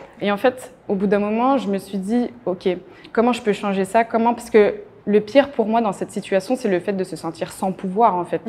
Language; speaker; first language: French; native; French